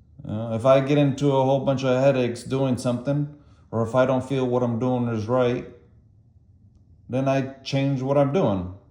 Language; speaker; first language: English; native; English